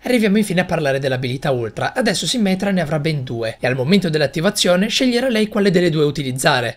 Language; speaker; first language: Italian; native; Italian